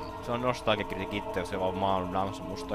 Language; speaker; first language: Finnish; native; Finnish